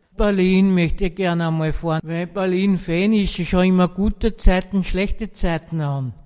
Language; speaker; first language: German; native; German